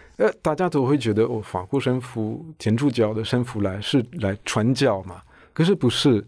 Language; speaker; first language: Chinese; non-native, fluent; French